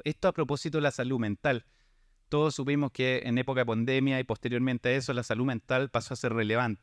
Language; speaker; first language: Spanish; native; Spanish